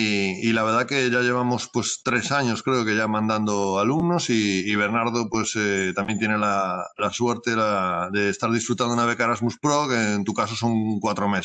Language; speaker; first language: Spanish; native; Spanish